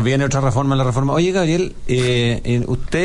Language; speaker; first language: Spanish; native; Spanish